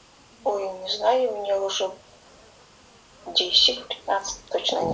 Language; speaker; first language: Russian; non-native, learner; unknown